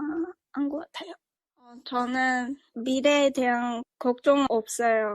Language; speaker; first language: Korean; early bilingual, other home language; Chinese